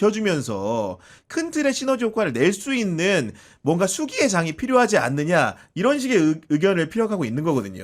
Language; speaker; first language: Korean; native; Korean